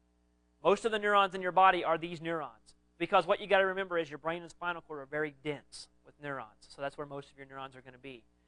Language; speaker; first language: English; native; English